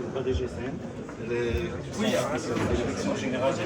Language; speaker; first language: French; non-native, local second language; Arabic